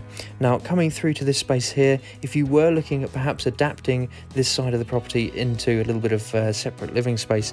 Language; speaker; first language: English; native; English